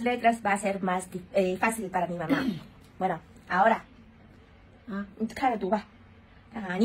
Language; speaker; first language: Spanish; non-native, fluent; Chinese